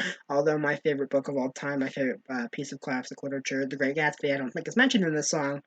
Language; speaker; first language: English; native; English